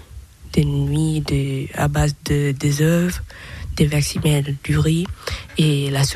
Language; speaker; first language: French; non-native, learner; Thai